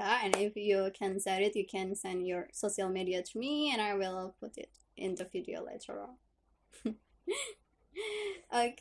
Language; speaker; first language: English; non-native, learner; Indonesian